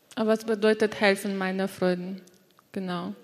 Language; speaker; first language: German; non-native, learner; Ukrainian